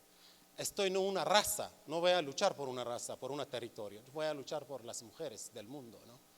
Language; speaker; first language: Spanish; non-native, learner; Kurdish